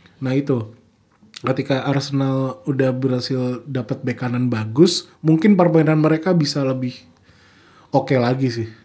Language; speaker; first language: Indonesian; native; Indonesian